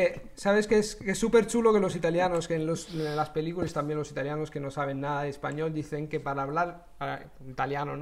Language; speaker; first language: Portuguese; non-native, learner; Italian